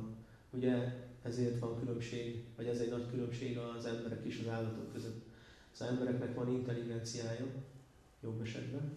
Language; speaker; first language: Hungarian; native; Hungarian